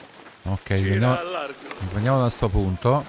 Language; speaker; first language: Italian; native; Italian